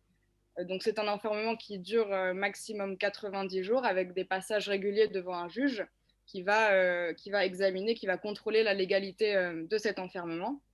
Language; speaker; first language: French; native; French